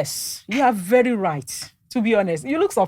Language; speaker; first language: English; non-native, local second language; Yoruba